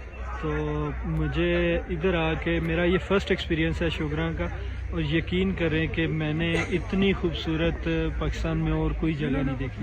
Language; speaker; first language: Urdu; non-native, local second language; Punjabi